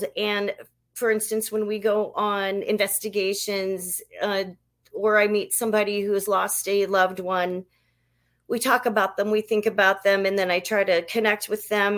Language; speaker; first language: English; native; English